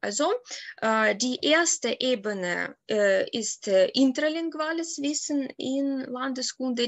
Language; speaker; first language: German; non-native, fluent; Ukrainian